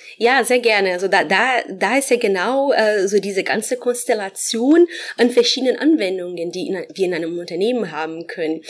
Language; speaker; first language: German; non-native, fluent; Portuguese